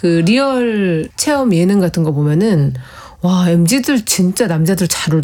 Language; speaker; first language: Korean; native; Korean